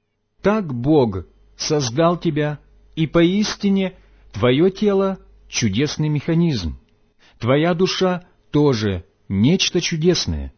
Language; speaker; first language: Russian; native; Russian